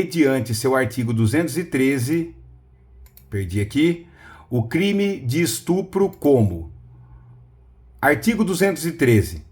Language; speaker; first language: Portuguese; native; Portuguese